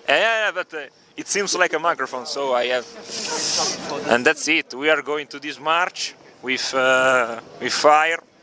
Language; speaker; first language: English; non-native, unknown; Italian